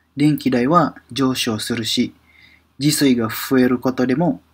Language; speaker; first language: Japanese; non-native, fluent; Indonesian